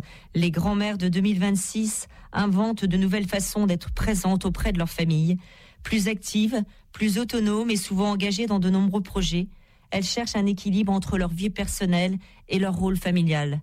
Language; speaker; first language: French; native; French